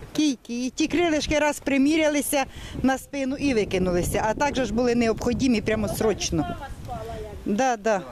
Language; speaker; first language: Ukrainian; native; Ukrainian